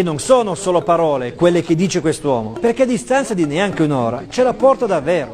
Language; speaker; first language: Italian; native; Italian